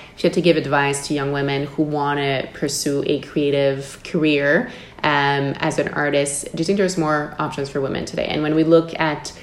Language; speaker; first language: English; early bilingual, other home language; Persian